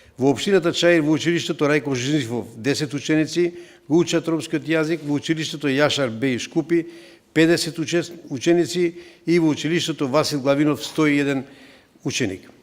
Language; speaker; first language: Macedonian; non-native, local second language; Romany